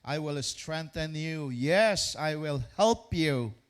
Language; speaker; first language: English; non-native, local second language; Filipino